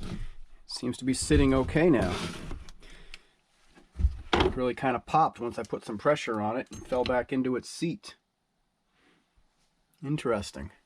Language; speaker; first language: English; native; English